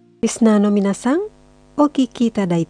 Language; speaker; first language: Japanese; non-native, fluent; Indonesian